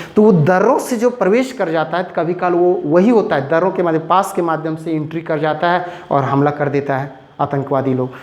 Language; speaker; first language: Hindi; native; Hindi